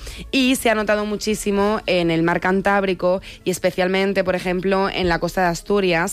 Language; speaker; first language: Spanish; native; Spanish